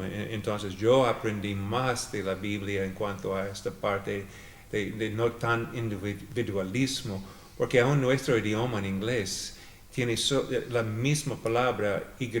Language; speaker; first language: Spanish; non-native, fluent; English